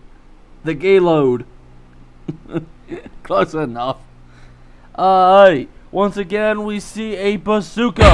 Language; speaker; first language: English; native; English